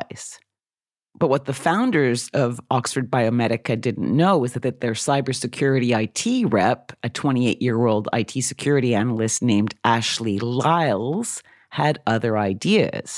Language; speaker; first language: English; native; English